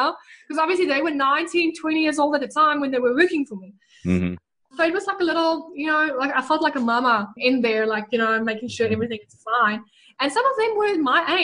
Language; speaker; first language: English; non-native, local second language; Afrikaans